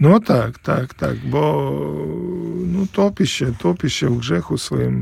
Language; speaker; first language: Polish; non-native, learner; Ukrainian